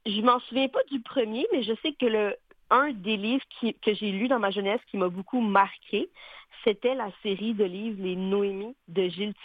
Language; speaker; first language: French; native; French